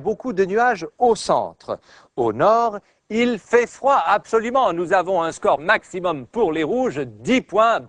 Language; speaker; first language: French; native; French